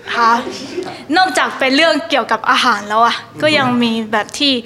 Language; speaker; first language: Thai; non-native, fluent; Chinese